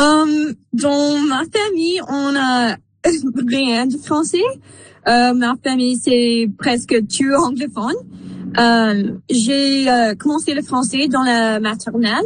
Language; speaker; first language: French; non-native, local second language; English